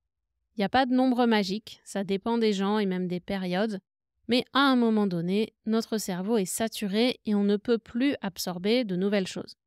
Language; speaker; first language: French; native; French